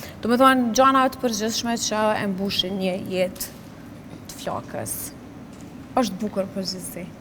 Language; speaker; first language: Albanian; native; Albanian